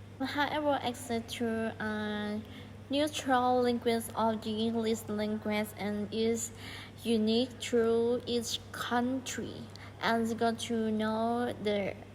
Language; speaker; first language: English; non-native, learner; Thai